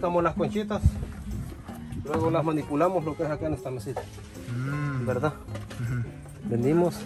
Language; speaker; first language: Spanish; native; Spanish